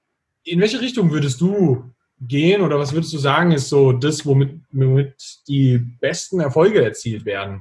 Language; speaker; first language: German; native; German